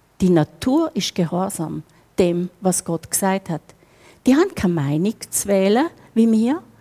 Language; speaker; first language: German; native; German